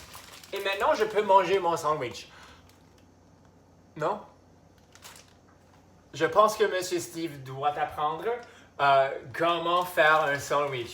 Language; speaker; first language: French; non-native, local second language; English